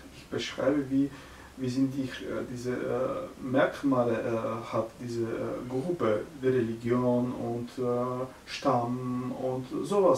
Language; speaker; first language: German; non-native, learner; Bulgarian